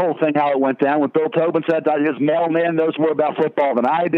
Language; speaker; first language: English; native; English